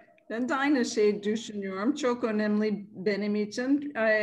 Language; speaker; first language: Turkish; non-native, learner; English